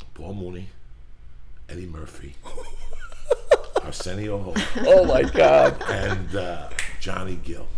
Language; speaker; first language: English; native; English